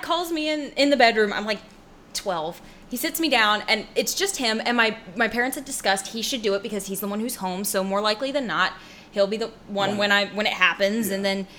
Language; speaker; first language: English; native; English